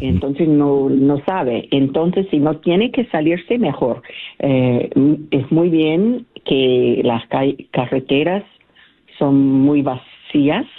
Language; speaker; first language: Spanish; early bilingual, heritage; Spanish